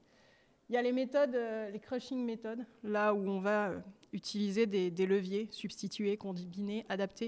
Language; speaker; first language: French; native; French